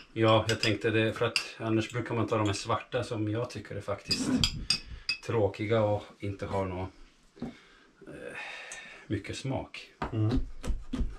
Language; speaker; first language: Swedish; non-native, fluent; Italian